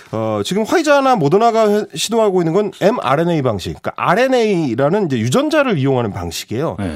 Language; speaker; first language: Korean; native; Korean